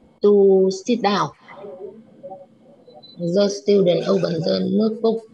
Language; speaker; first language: English; non-native, learner; Vietnamese